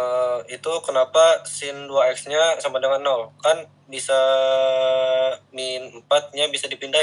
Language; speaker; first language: Indonesian; native; Indonesian